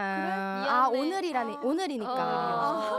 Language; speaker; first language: Korean; native; Korean